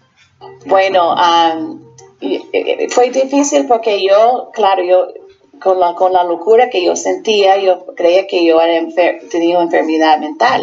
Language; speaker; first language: Spanish; non-native, fluent; English